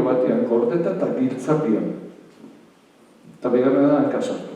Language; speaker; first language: Basque; native; Basque